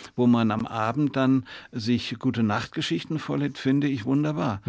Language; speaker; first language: German; native; German